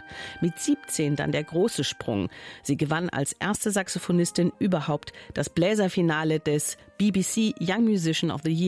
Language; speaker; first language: German; native; German